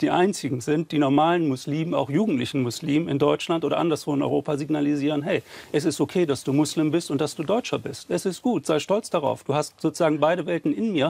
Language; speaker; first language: German; native; German